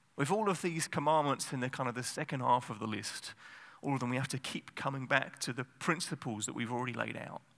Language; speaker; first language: English; native; English